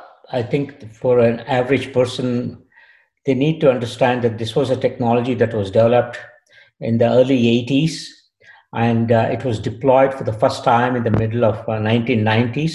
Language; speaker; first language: English; non-native, local second language; Kannada